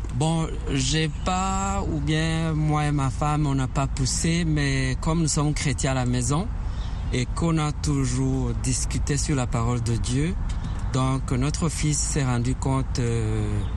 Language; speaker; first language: French; non-native, local second language; Kinyarwanda